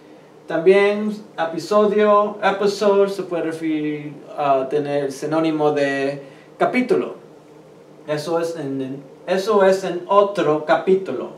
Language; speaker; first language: Spanish; early bilingual, heritage; Spanish